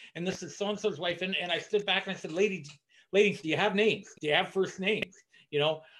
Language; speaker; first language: English; native; English